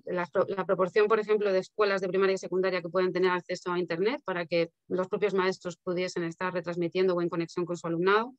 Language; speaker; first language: Spanish; native; Spanish